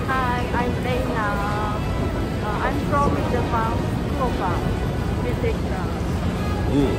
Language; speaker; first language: English; non-native, learner; Japanese